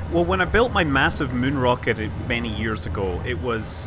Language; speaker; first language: English; native; English